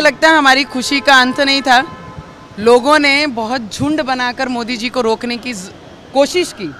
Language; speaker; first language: Hindi; non-native, local second language; Marathi